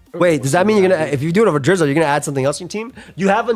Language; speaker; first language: English; native; English